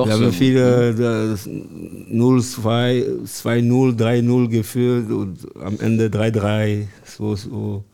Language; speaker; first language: German; non-native, learner; French